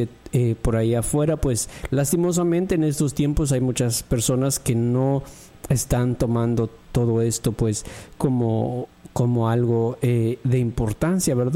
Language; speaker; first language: Spanish; native; Spanish